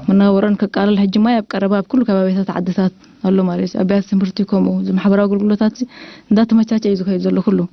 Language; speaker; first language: Tigrinya; non-native, local second language; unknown